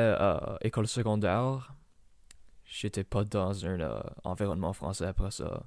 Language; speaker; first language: French; non-native, local second language; English